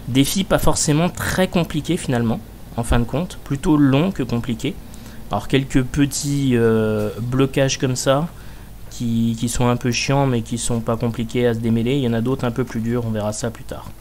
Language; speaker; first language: French; native; French